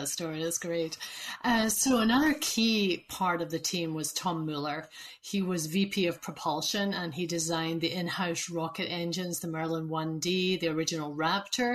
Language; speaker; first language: English; native; English